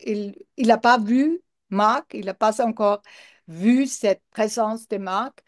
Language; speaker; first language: French; non-native, learner; English